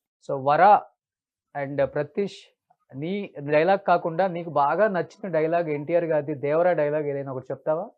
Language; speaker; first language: Telugu; native; Telugu